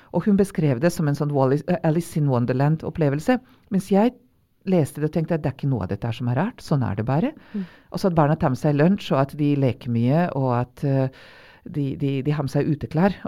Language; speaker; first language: Norwegian; non-native, fluent; Serbian